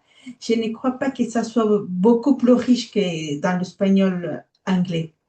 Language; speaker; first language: French; non-native, fluent; Spanish